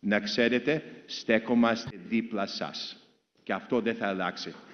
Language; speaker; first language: Greek; early bilingual, heritage; Greek